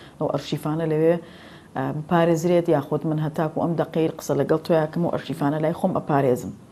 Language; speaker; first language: Central Kurdish; native; Central Kurdish